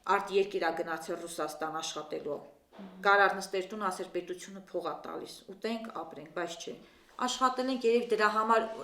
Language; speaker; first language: Armenian; native; Armenian